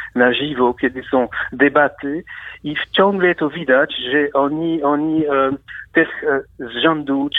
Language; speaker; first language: Polish; non-native, fluent; French